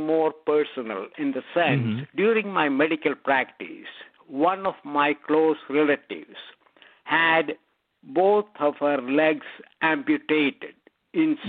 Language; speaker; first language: English; non-native, local second language; Malayalam